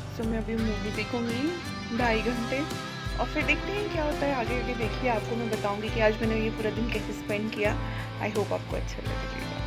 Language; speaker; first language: Hindi; non-native, local second language; Telugu